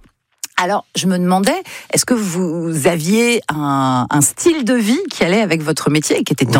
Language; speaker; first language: French; native; French